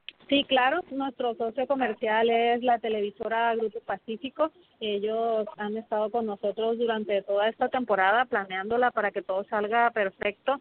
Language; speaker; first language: Spanish; native; Spanish